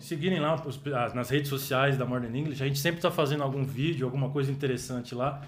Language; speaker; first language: Portuguese; native; Portuguese